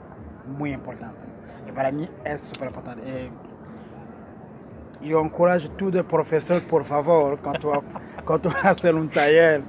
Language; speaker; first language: Spanish; non-native, learner; Portuguese